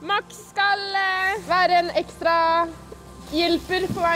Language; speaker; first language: Norwegian; native; Norwegian